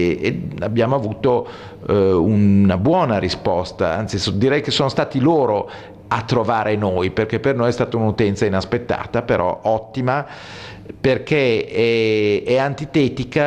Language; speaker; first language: Italian; native; Italian